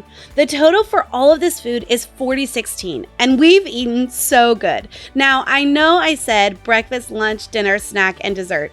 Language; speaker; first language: English; native; English